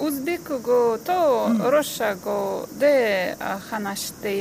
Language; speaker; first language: Japanese; non-native, learner; Uzbek